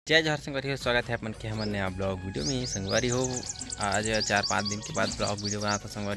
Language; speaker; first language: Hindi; non-native, local second language; Chhattisgarhi